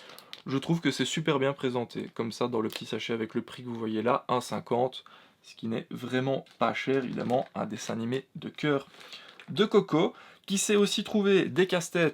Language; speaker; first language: French; native; French